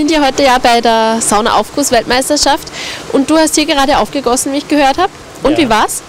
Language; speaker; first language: German; native; German